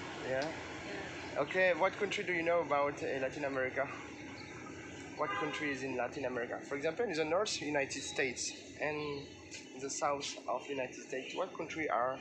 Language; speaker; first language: English; non-native, fluent; French